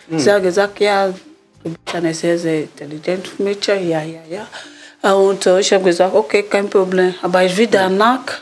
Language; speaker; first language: German; non-native, learner; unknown